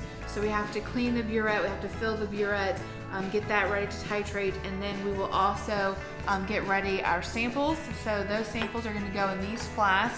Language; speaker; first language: English; native; English